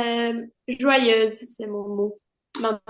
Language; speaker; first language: French; non-native, fluent; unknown